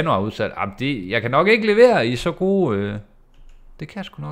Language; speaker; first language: Danish; native; Danish